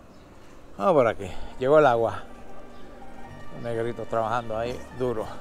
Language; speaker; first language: Spanish; native; Spanish